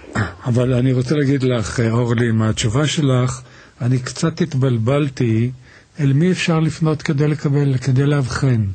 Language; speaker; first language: Hebrew; native; Hebrew